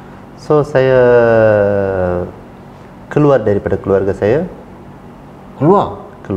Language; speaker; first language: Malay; non-native, local second language; Tamil